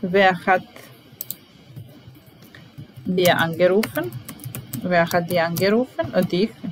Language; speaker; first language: German; non-native, fluent; Italian